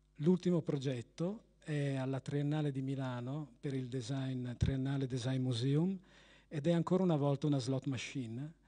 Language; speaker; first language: Italian; native; Italian